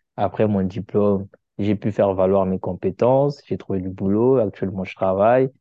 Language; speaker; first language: French; non-native, local second language; Lingala